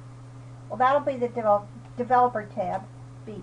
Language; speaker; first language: English; native; English